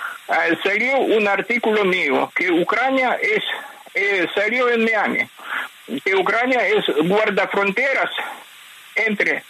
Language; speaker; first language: Spanish; non-native, fluent; Ukrainian